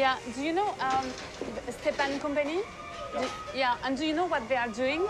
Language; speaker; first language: English; non-native, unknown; French